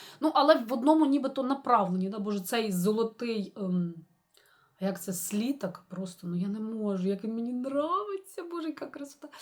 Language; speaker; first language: Ukrainian; non-native, local second language; Russian